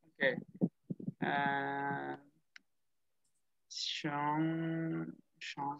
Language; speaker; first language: Chinese; non-native, learner; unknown